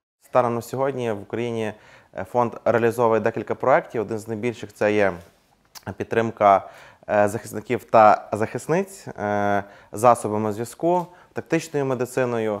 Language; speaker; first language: Ukrainian; native; Ukrainian